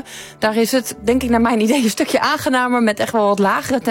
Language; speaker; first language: Dutch; native; Dutch